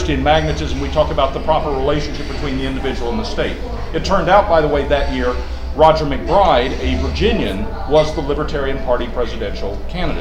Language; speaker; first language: English; native; English